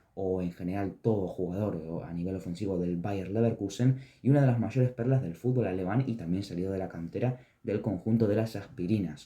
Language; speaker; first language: Spanish; native; Spanish